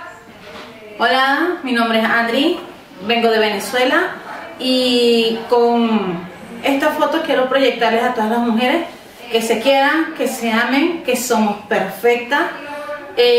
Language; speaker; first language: Spanish; native; Spanish